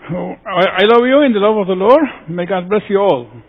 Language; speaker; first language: English; non-native, fluent; Spanish